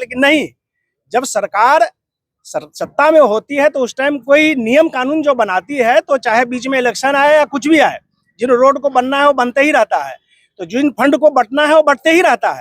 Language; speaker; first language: Hindi; native; Hindi